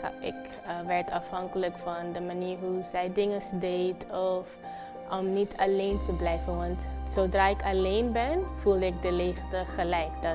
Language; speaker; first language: Dutch; non-native, local second language; Papiamento